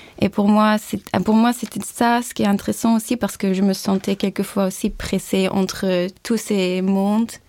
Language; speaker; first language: French; non-native, fluent; Turkish